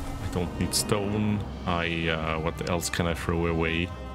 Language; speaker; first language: English; non-native, fluent; German